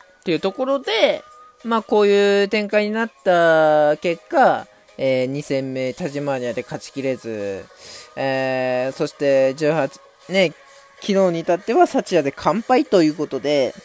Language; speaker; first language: Japanese; native; Japanese